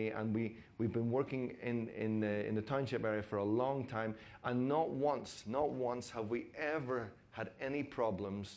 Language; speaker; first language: English; native; English